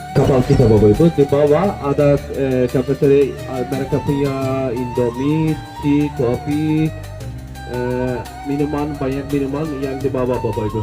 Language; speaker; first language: Indonesian; non-native, fluent; Turkish